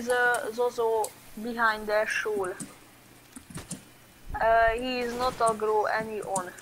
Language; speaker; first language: English; non-native, learner; Hungarian